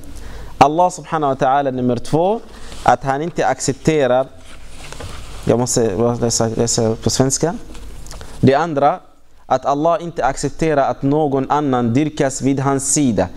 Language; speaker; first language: Swedish; non-native, fluent; Arabic